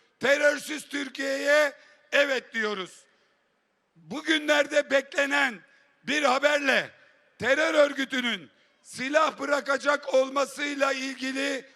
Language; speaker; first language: Turkish; native; Turkish